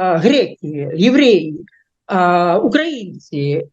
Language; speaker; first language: Ukrainian; non-native, local second language; Russian